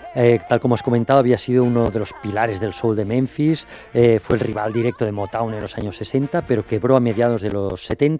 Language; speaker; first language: Spanish; native; Spanish